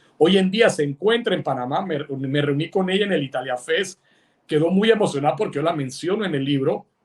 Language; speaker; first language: Spanish; early bilingual, other home language; Italian